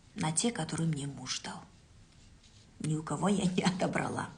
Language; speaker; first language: Russian; non-native, local second language; Kazakh